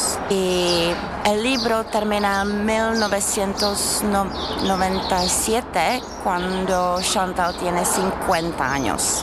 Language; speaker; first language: Spanish; non-native, learner; Czech